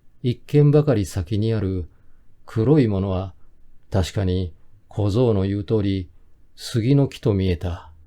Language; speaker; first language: Japanese; native; Japanese